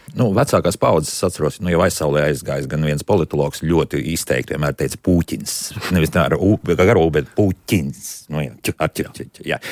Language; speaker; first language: Latvian; native; Latvian